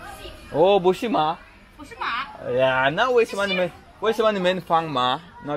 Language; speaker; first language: Chinese; non-native, learner; Rundi